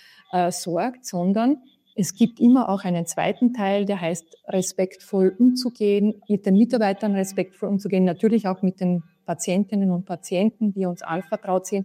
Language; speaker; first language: German; native; German